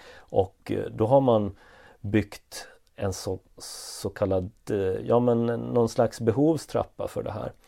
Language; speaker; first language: Swedish; native; Swedish